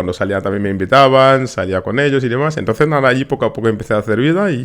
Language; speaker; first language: Spanish; non-native, fluent; Wolof